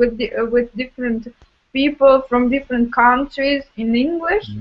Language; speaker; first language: English; non-native, fluent; Russian